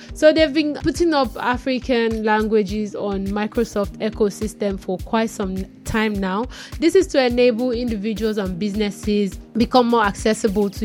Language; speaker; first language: English; non-native, local second language; Yoruba